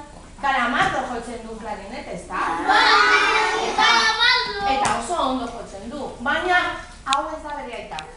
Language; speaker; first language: Basque; non-native, local second language; Spanish